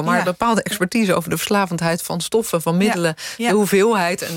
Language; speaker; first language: Dutch; native; Dutch